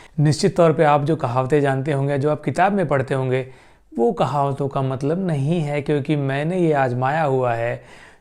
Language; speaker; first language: Hindi; native; Hindi